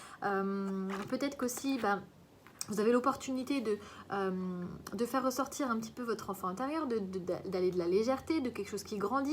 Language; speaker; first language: French; native; French